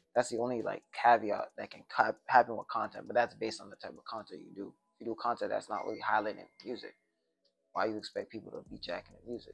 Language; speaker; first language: English; native; English